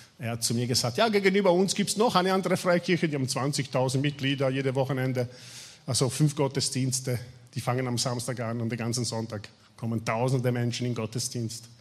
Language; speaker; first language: German; non-native, fluent; Italian